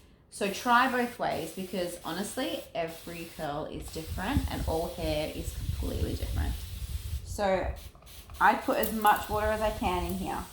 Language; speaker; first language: English; native; English